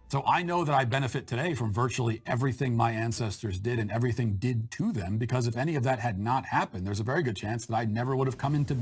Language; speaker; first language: English; native; English